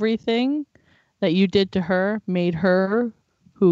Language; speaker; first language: English; native; English